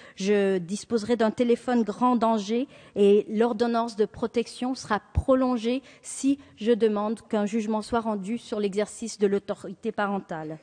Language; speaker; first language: French; native; French